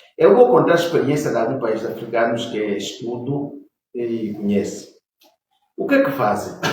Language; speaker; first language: Portuguese; non-native, local second language; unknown